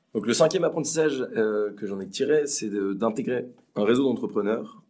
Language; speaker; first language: French; native; French